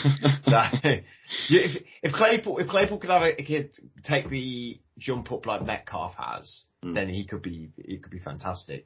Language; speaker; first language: English; native; English